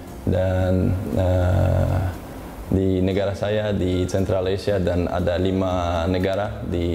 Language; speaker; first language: Indonesian; non-native, learner; Uzbek